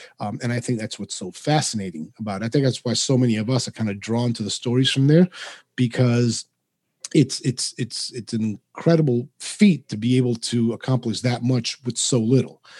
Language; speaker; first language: English; early bilingual, other home language; Spanish